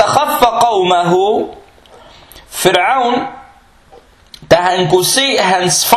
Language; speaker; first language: Danish; non-native, fluent; Arabic